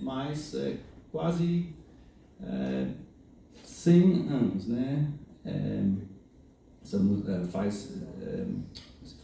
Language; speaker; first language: Portuguese; non-native, fluent; English